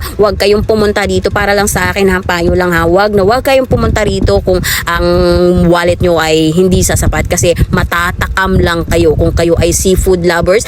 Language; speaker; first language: Filipino; non-native, local second language; Cebuano